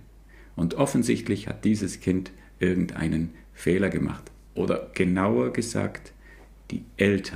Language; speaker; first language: German; native; German